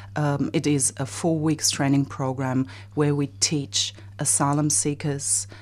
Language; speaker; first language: English; non-native, fluent; German